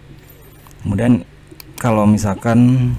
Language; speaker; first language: Indonesian; native; Indonesian